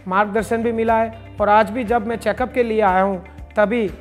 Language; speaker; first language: Hindi; non-native, local second language; Gujarati